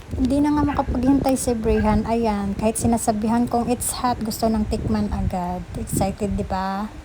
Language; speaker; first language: Filipino; native; Filipino